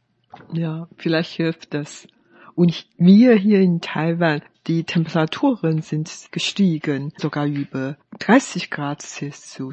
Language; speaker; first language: German; non-native, fluent; Chinese